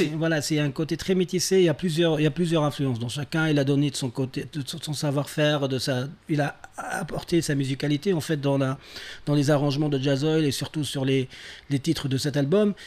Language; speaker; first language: French; non-native, local second language; Arabic